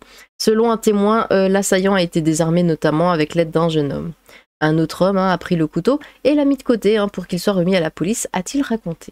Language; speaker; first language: French; native; French